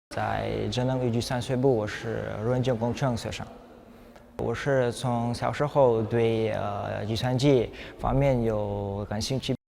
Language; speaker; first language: Chinese; non-native, learner; Turkmen